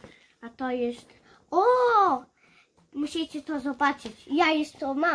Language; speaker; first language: Polish; early bilingual, heritage; Polish